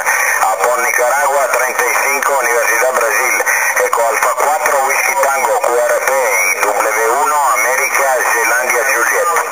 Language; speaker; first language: Spanish; non-native, fluent; Italian